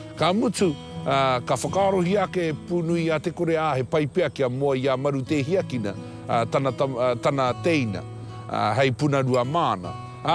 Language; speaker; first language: Māori; native; Māori